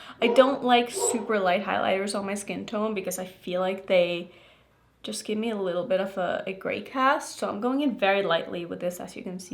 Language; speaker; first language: English; native; English